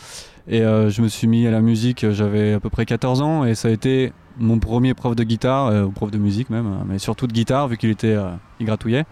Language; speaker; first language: French; native; French